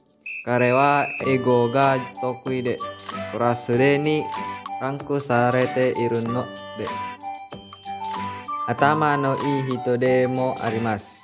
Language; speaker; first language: Japanese; non-native, learner; Indonesian